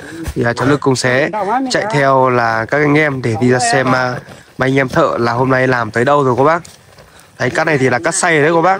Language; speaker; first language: Vietnamese; native; Vietnamese